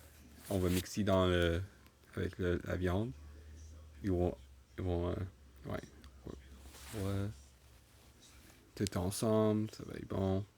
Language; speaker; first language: French; non-native, local second language; English